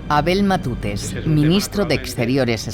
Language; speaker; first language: Spanish; native; Spanish